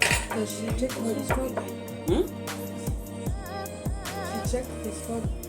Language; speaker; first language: English; non-native, fluent; French